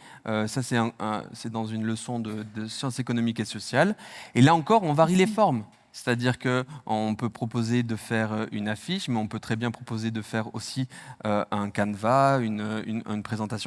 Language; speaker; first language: French; native; French